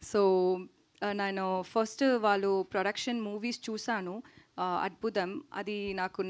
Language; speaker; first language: Telugu; non-native, learner; Tamil